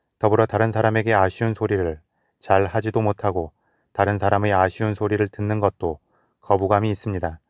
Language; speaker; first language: Korean; native; Korean